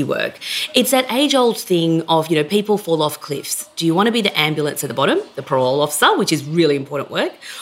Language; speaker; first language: English; native; English